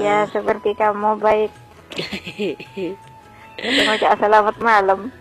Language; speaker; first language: Indonesian; non-native, local second language; Madurese